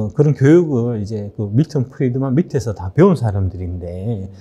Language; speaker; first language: Korean; native; Korean